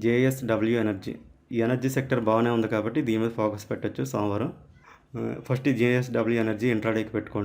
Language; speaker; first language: Telugu; native; Telugu